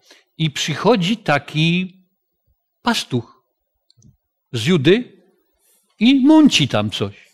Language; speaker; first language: Polish; native; Polish